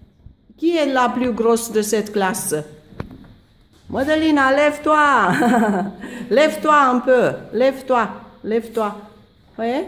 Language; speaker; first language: French; non-native, fluent; Romanian